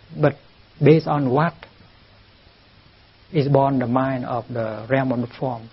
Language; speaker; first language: English; non-native, fluent; Vietnamese